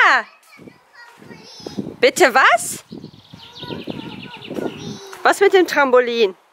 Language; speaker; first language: German; native; German